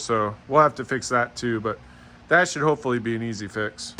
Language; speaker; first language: English; native; English